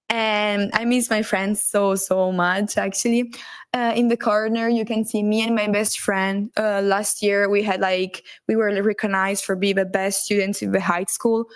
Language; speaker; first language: English; non-native, learner; Italian